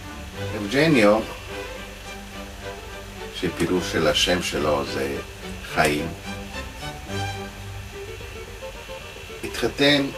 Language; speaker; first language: Hebrew; non-native, fluent; Italian